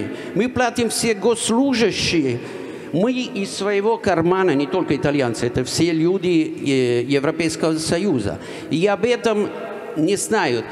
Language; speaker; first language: Russian; non-native, fluent; Italian